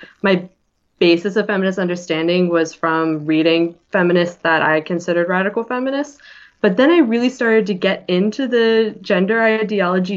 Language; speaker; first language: English; native; English